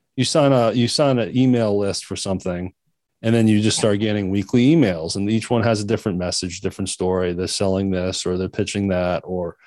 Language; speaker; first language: English; native; English